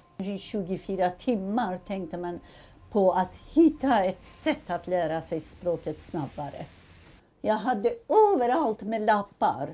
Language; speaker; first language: Swedish; non-native, fluent; Persian